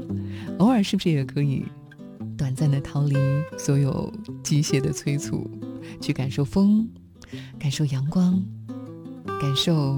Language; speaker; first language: Chinese; native; Chinese